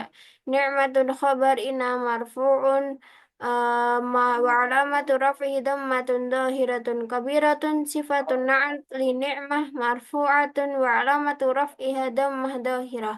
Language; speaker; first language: Arabic; non-native, learner; Indonesian